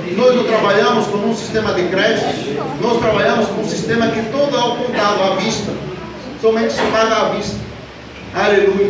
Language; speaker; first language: Portuguese; non-native, fluent; Spanish